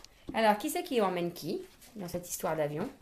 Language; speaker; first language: French; native; French